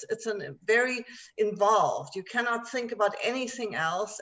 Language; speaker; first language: English; non-native, fluent; German